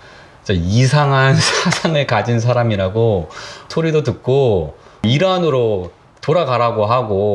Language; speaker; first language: Korean; native; Korean